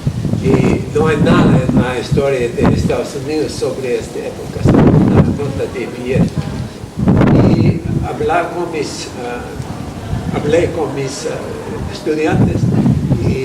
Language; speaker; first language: Spanish; non-native, fluent; English